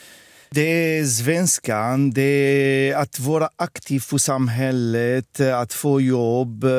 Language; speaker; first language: Swedish; non-native, fluent; Arabic